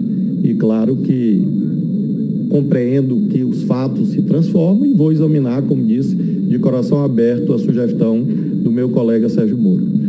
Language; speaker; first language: Portuguese; native; Portuguese